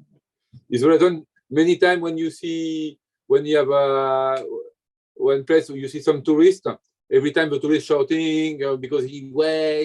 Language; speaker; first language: English; non-native, learner; French